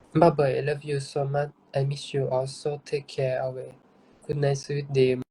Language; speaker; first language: English; non-native, learner; Thai